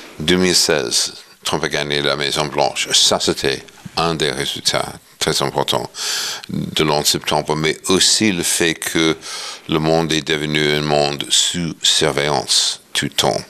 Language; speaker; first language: French; non-native, fluent; English